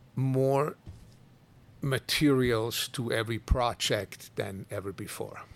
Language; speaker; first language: English; non-native, fluent; Swiss German